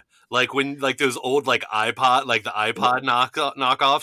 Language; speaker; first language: English; native; English